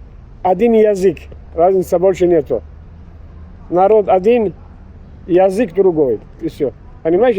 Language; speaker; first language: Russian; non-native, local second language; Chechen